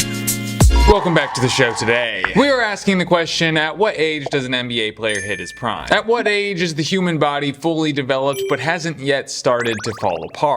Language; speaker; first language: English; native; English